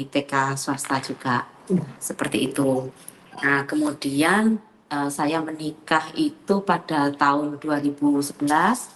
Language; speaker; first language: Indonesian; native; Indonesian